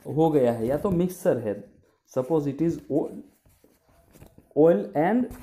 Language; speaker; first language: Hindi; non-native, local second language; Gujarati